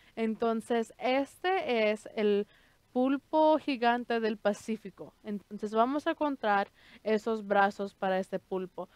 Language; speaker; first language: Spanish; early bilingual, heritage; Spanish